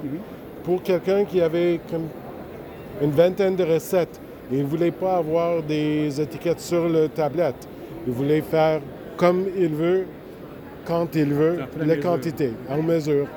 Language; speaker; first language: French; non-native, local second language; English